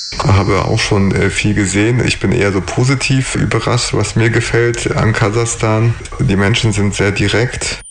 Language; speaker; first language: German; early bilingual, other home language; Polish